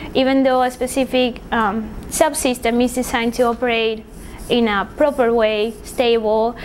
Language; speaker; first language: English; non-native, fluent; Spanish